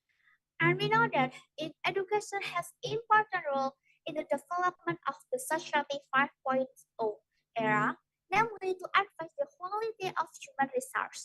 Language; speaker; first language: English; non-native, learner; Indonesian